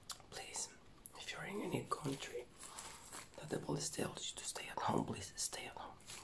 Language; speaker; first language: English; non-native, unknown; Spanish